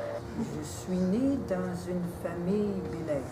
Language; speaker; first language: French; early bilingual, heritage; French